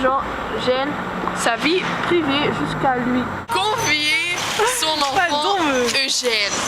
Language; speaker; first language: French; non-native, learner; Dutch